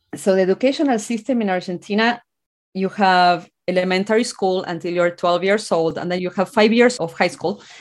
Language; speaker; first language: English; non-native, fluent; Spanish